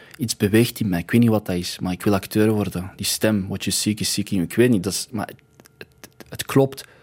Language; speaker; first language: Dutch; early bilingual, other home language; Arabic